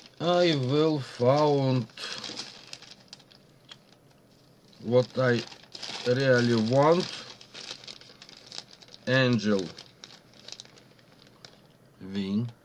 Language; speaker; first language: English; non-native, learner; Ukrainian